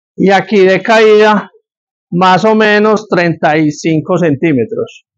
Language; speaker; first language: Spanish; native; Spanish